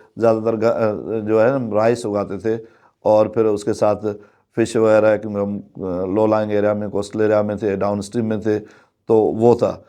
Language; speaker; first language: Urdu; non-native, local second language; Sindhi